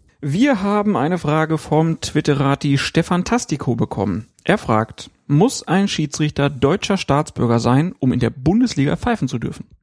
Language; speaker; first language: German; native; German